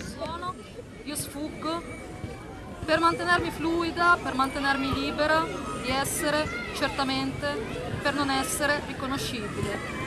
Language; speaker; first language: Italian; early bilingual, other home language; Arabic